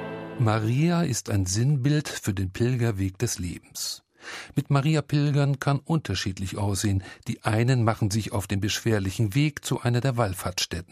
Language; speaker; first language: German; native; German